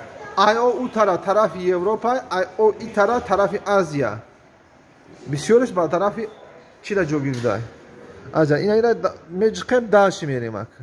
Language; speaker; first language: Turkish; non-native, learner; Tajik